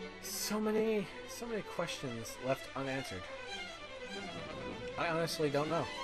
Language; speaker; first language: English; native; English